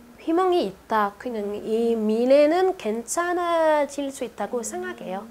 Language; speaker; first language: Korean; non-native, fluent; French